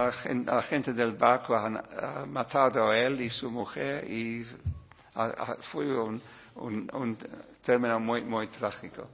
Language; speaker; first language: Spanish; non-native, learner; English